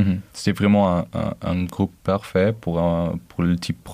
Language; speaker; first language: French; non-native, local second language; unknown